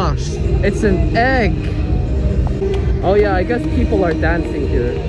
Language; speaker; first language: English; native; English